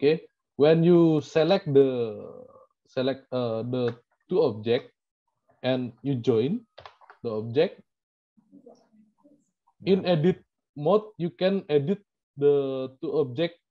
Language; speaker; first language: English; non-native, learner; Indonesian